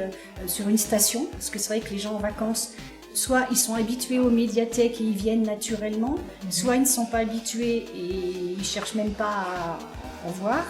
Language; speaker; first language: French; native; French